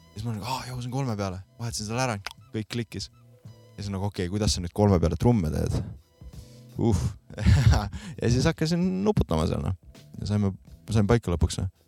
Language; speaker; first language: Estonian; native; Estonian